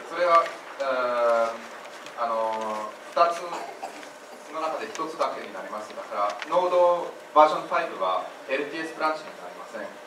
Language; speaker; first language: Japanese; non-native, fluent; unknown